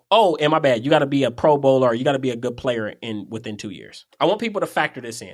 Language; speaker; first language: English; native; English